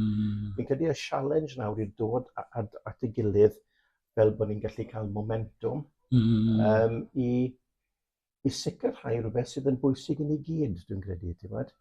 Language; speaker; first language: Welsh; native; Welsh